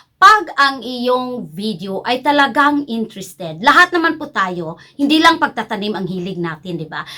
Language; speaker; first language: Filipino; non-native, local second language; Cebuano